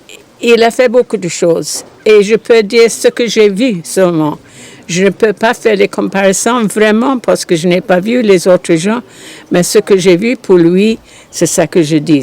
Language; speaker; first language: French; non-native, fluent; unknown